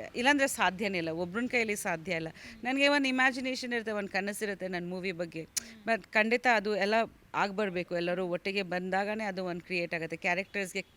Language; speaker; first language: Kannada; non-native, fluent; Bangla